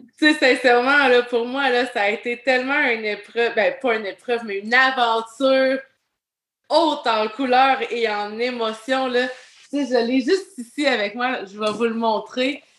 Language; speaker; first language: French; native; French